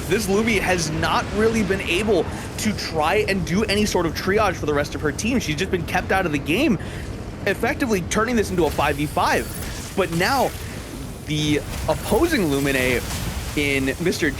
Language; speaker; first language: English; native; English